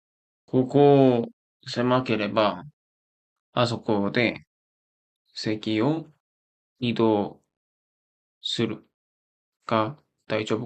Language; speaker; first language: Japanese; non-native, learner; Korean